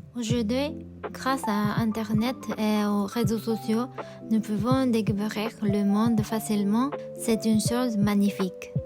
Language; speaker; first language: French; non-native, fluent; Japanese